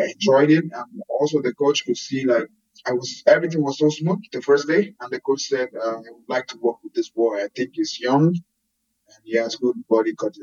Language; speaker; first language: English; non-native, local second language; Yoruba